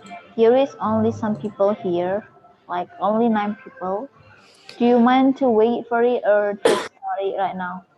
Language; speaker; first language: English; non-native, fluent; Indonesian